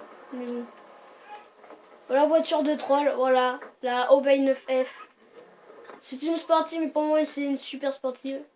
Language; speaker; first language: French; native; French